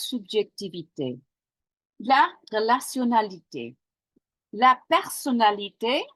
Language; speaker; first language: French; non-native, fluent; English